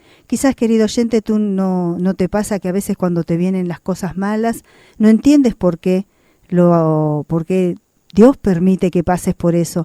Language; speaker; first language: Spanish; native; Spanish